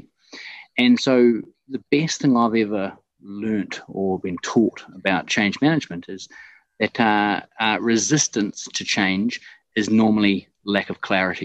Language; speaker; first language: English; native; English